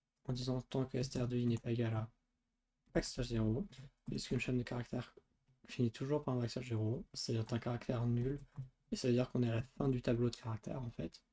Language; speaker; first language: French; native; French